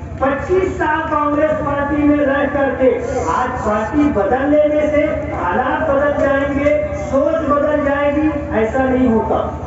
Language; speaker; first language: Urdu; native; Urdu